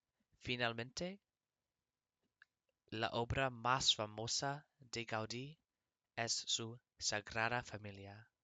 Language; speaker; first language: Spanish; non-native, learner; English